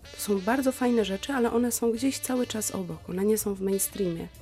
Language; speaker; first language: Polish; native; Polish